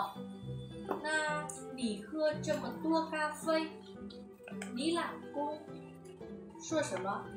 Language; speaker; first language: Chinese; non-native, fluent; Vietnamese